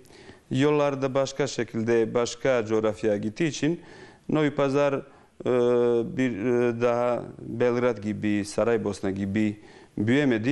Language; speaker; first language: Turkish; non-native, fluent; Bosnian